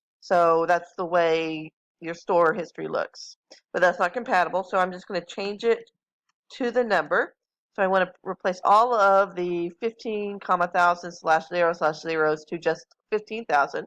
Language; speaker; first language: English; native; English